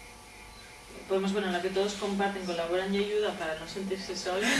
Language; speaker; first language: Spanish; native; Spanish